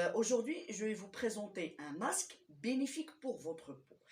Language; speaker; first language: French; non-native, local second language; Arabic